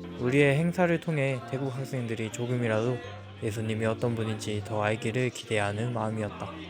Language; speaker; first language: Korean; native; Korean